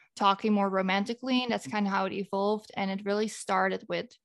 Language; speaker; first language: English; non-native, fluent; Dutch